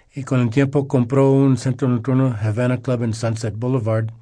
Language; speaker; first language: Spanish; early bilingual, heritage; Spanish